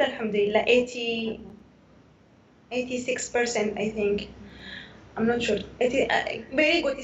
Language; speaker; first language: English; non-native, learner; Arabic